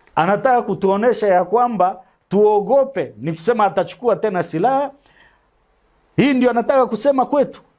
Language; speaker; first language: Swahili; native; Swahili